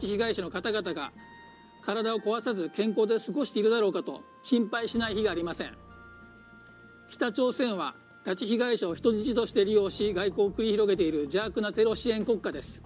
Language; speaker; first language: Japanese; native; Japanese